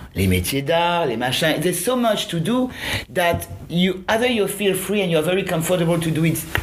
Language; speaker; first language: English; non-native, fluent; French